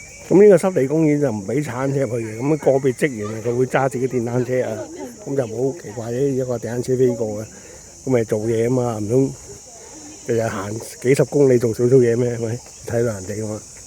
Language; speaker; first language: Chinese; native; Chinese